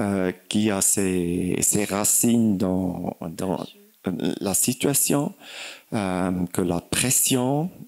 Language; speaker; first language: French; non-native, fluent; German